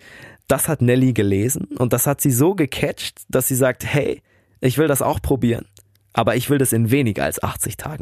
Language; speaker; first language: German; native; German